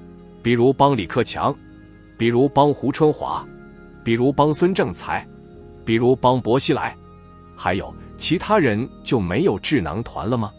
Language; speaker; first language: Chinese; native; Chinese